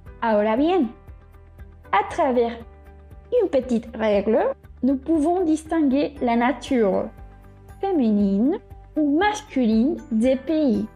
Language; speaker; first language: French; non-native, fluent; Spanish